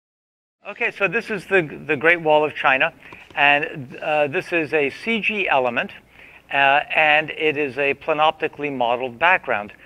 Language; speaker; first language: English; native; English